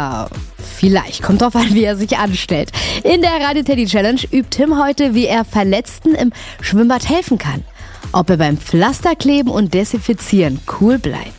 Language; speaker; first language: German; native; German